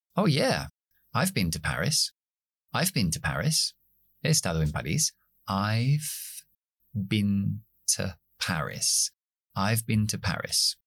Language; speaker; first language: Spanish; non-native, fluent; English